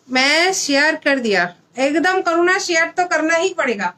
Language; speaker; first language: Hindi; non-native, local second language; Bangla